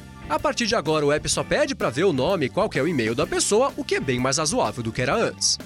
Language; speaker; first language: Portuguese; native; Portuguese